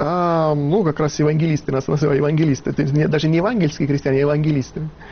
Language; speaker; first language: Russian; non-native, fluent; Italian